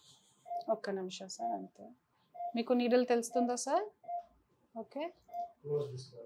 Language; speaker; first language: Telugu; non-native, fluent; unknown